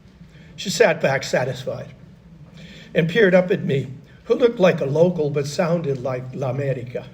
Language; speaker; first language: English; native; English